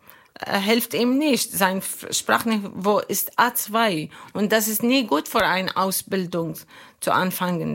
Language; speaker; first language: German; non-native, learner; Arabic